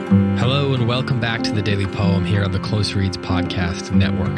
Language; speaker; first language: English; native; English